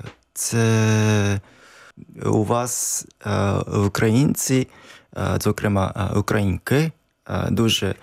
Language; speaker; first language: Ukrainian; non-native, learner; Japanese